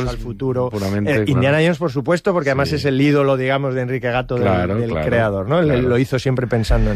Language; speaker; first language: Spanish; native; Spanish